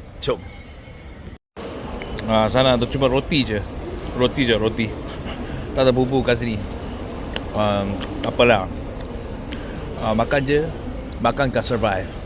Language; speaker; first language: Malay; non-native, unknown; Korean